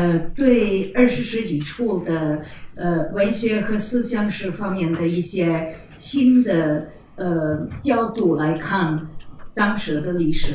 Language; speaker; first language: Chinese; non-native, fluent; Czech